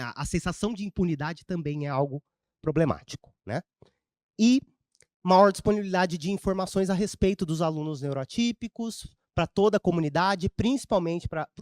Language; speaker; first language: Portuguese; native; Portuguese